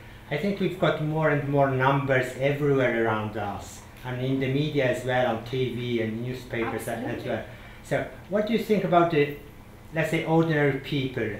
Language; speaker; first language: English; non-native, fluent; Polish